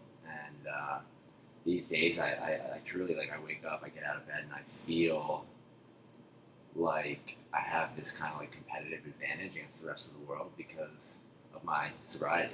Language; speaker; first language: English; native; English